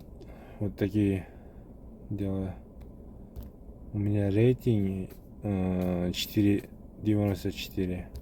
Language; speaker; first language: Russian; non-native, fluent; Uzbek